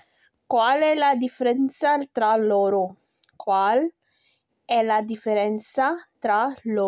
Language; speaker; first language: Italian; non-native, fluent; Urdu